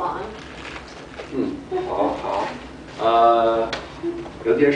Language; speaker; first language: Chinese; non-native, learner; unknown